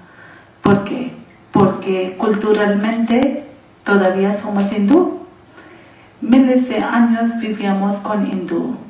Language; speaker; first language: Spanish; non-native, learner; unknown